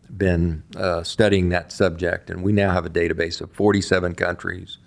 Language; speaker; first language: English; native; English